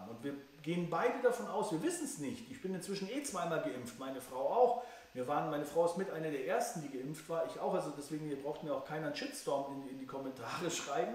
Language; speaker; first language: German; native; German